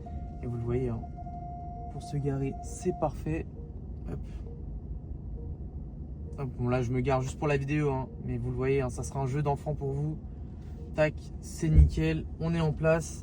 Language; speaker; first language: French; native; French